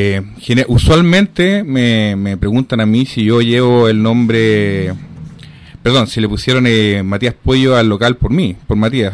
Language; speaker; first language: Spanish; native; Spanish